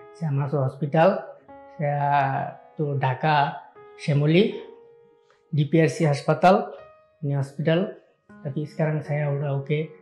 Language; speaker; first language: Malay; non-native, learner; Bangla